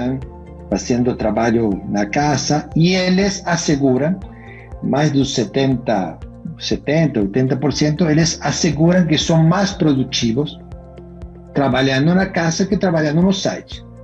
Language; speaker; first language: Portuguese; non-native, fluent; Spanish